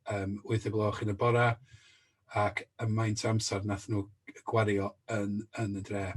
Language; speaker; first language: Welsh; native; Welsh